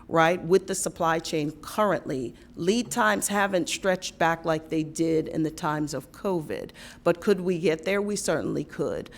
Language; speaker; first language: English; native; English